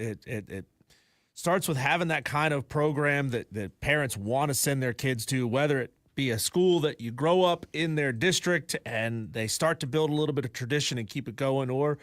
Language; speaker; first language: English; native; English